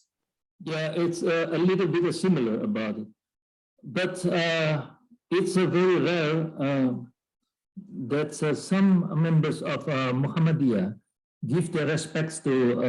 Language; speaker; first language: English; non-native, learner; Indonesian